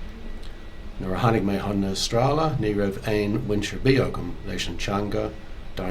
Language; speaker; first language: Irish; non-native, local second language; English